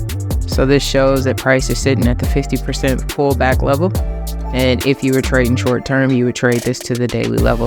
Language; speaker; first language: English; native; English